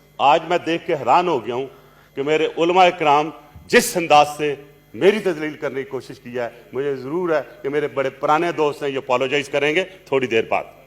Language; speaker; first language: Urdu; non-native, local second language; Punjabi